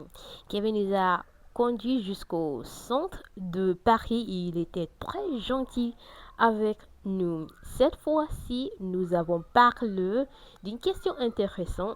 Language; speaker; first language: French; non-native, fluent; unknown